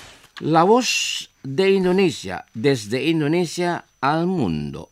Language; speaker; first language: Spanish; non-native, fluent; Indonesian